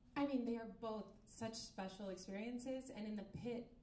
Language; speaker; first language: English; native; English